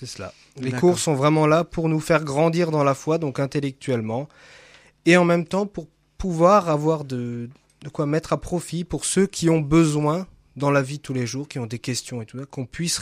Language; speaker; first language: French; native; French